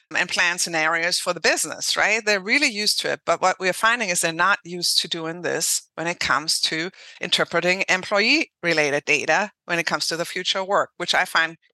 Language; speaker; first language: English; non-native, fluent; German